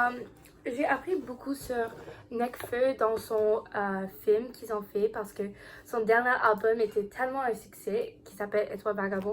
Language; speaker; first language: French; non-native, learner; English